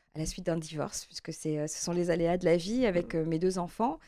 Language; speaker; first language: French; native; French